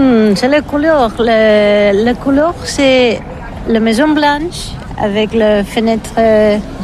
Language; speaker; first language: French; non-native, learner; Catalan